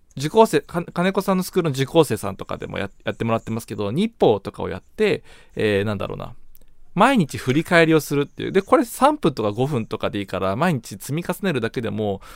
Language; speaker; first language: Japanese; native; Japanese